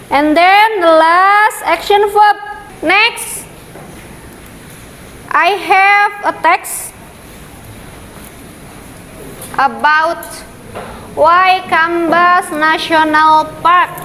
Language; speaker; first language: English; non-native, learner; Indonesian